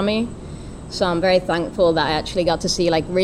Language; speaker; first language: English; native; English